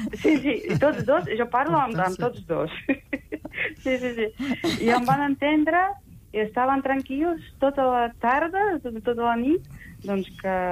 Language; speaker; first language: Catalan; non-native, fluent; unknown